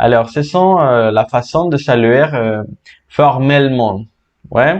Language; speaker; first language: French; non-native, fluent; Spanish